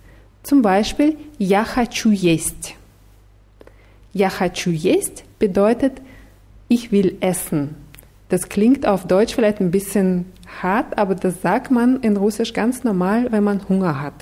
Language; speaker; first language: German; non-native, fluent; Russian